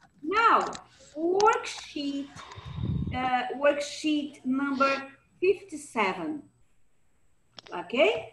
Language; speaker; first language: English; non-native, fluent; Portuguese